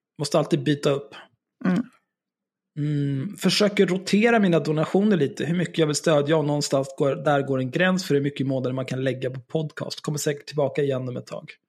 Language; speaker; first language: Swedish; native; Swedish